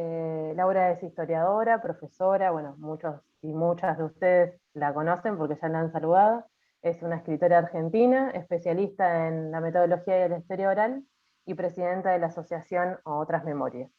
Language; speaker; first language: Spanish; native; Spanish